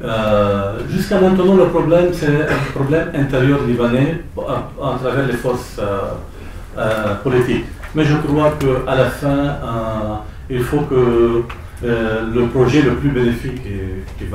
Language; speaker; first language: French; non-native, local second language; Arabic